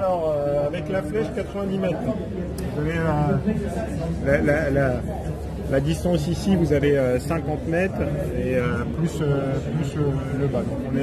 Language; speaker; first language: French; native; French